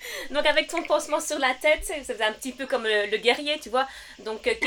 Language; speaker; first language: French; early bilingual, heritage; French